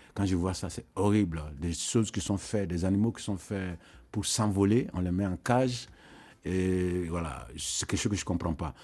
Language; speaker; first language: French; non-native, local second language; Mandingo